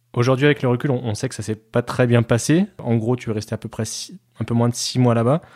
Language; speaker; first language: French; native; French